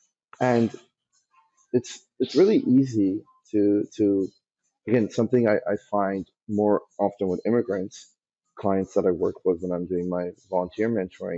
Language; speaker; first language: English; early bilingual, other home language; Persian